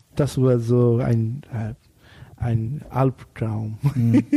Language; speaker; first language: German; non-native, learner; Bangla